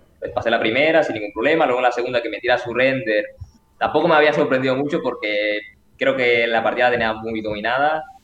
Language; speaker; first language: Spanish; native; Spanish